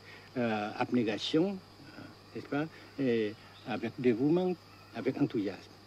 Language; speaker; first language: French; non-native, fluent; Vietnamese